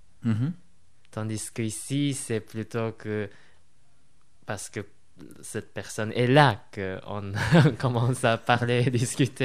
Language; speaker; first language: French; non-native, fluent; Japanese